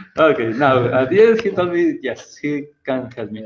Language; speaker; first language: English; non-native, fluent; Spanish